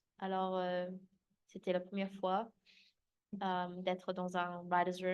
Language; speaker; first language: French; early bilingual, heritage; English